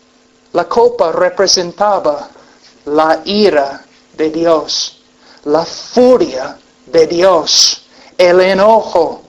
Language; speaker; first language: Spanish; non-native, fluent; English